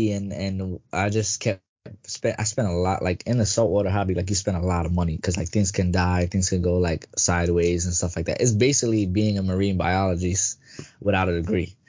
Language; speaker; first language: English; native; English